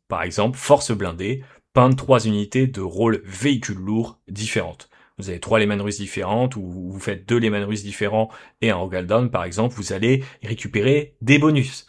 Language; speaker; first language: French; native; French